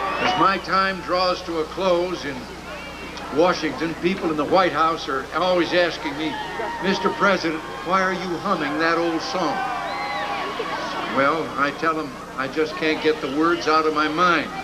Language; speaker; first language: English; native; English